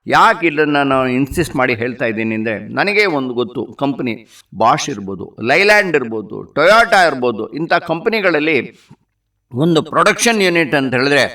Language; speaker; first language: Kannada; non-native, local second language; Tamil